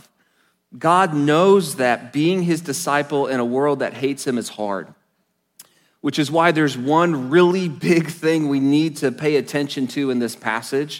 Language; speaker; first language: English; native; English